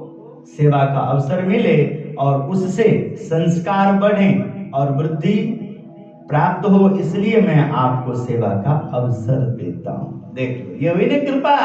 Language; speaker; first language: Hindi; native; Hindi